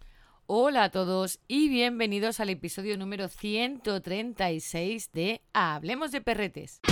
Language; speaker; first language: Spanish; native; Spanish